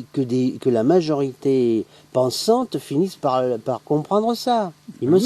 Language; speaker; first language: French; native; French